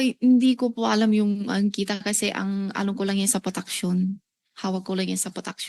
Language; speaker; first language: Filipino; non-native, learner; Chinese